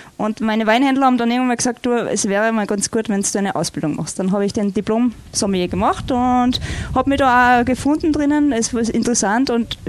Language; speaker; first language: German; native; German